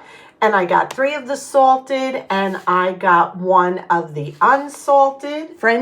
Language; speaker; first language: English; native; English